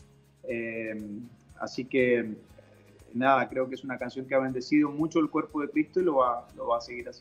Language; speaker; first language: Spanish; native; Spanish